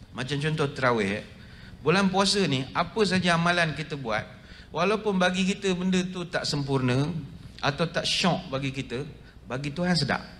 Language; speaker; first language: Malay; native; Malay